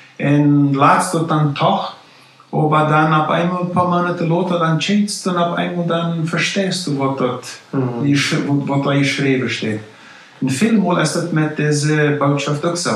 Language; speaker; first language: German; non-native, local second language; Plautdietsch